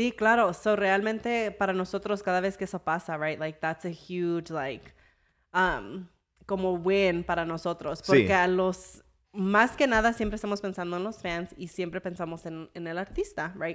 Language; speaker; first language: Spanish; early bilingual, heritage; English